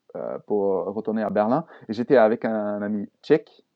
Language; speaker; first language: French; non-native, fluent; German